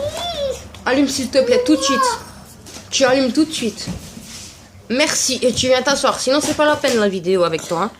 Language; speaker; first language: French; native; French